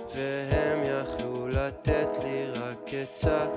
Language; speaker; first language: Hebrew; native; Hebrew